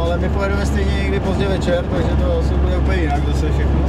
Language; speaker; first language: Czech; native; Czech